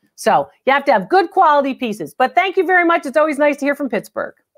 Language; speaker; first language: English; native; English